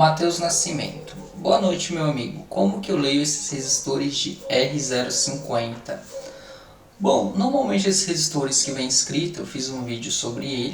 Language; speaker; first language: Portuguese; native; Portuguese